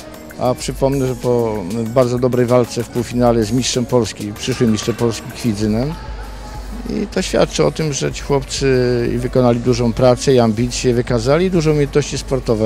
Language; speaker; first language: Polish; native; Polish